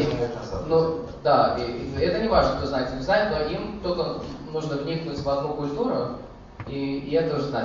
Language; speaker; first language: Russian; early bilingual, heritage; Russian